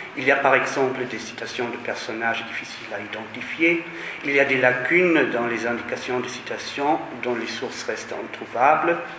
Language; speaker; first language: French; non-native, fluent; German